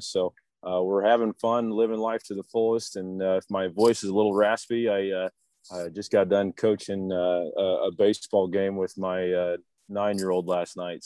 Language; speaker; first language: English; native; English